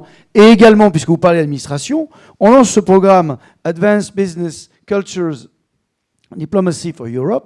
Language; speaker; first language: French; native; French